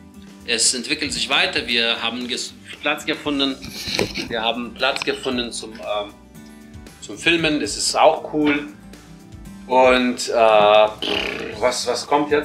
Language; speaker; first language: German; non-native, fluent; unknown